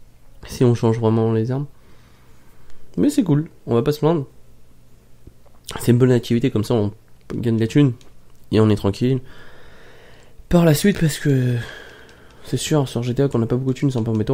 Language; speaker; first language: French; native; French